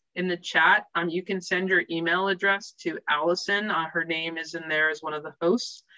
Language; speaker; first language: English; native; English